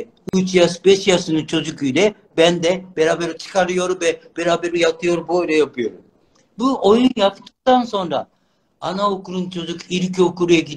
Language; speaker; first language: Turkish; non-native, learner; Japanese